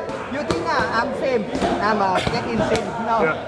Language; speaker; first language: English; non-native, learner; Thai